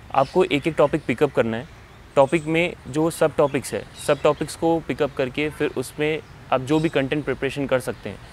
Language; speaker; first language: Hindi; native; Hindi